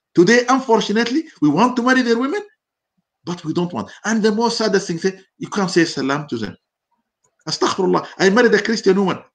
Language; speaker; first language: English; non-native, fluent; Arabic